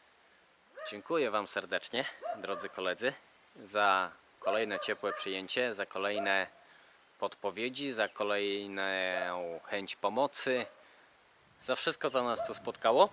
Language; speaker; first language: Polish; native; Polish